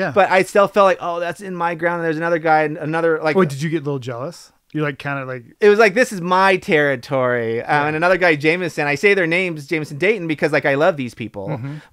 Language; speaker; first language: English; native; English